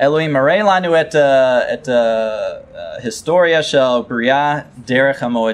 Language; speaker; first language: Hebrew; non-native, fluent; English